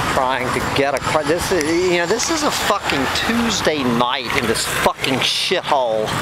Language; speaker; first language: English; native; English